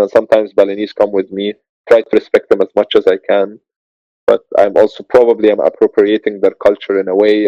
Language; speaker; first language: English; non-native, fluent; Arabic